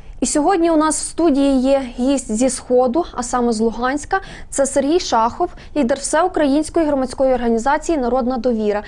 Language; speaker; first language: Ukrainian; native; Ukrainian